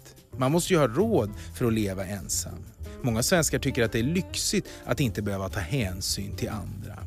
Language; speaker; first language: Swedish; native; Swedish